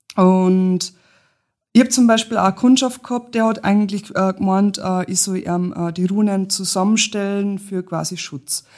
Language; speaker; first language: German; native; German